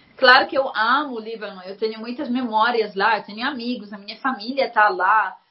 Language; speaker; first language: Portuguese; non-native, fluent; Arabic